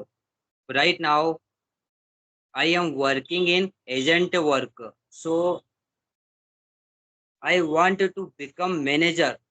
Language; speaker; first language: English; non-native, learner; Hindi